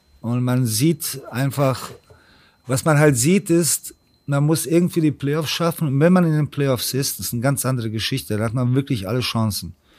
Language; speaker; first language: German; early bilingual, other home language; Serbian